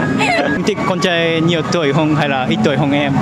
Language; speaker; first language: Vietnamese; non-native, fluent; Japanese